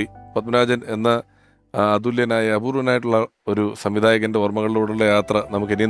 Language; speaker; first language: Malayalam; native; Malayalam